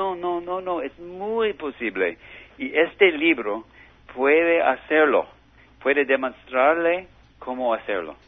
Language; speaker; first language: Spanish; non-native, learner; English